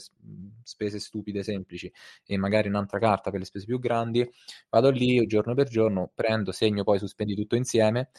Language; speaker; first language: Italian; native; Italian